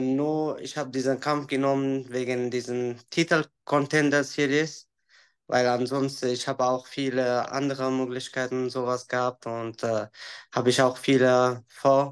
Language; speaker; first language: German; non-native, learner; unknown